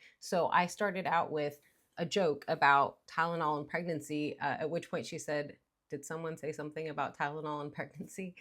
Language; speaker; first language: English; native; English